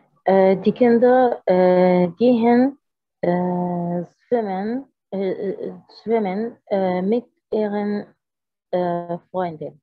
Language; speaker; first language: German; non-native, learner; Arabic